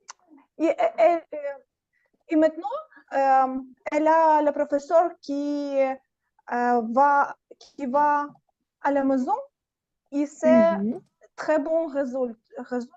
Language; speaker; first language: French; non-native, learner; Russian